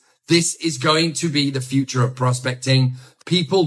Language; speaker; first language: English; native; English